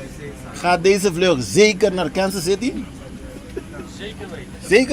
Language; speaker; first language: Dutch; non-native, local second language; Papiamento